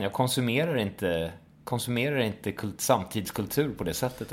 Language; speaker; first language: Swedish; native; Swedish